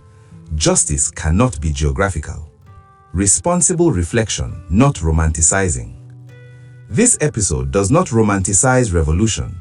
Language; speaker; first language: English; non-native, local second language; Igbo